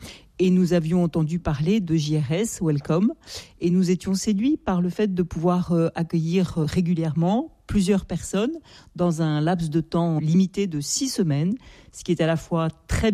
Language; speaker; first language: French; native; French